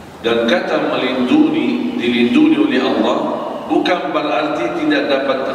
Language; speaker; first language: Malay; non-native, fluent; Arabic